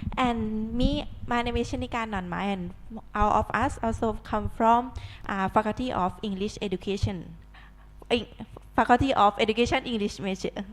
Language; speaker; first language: English; non-native, learner; Thai